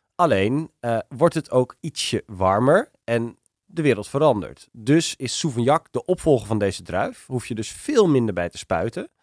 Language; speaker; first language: Dutch; native; Dutch